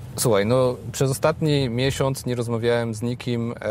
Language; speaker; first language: Polish; native; Polish